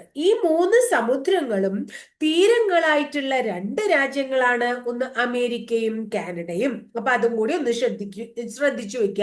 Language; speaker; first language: Malayalam; native; Malayalam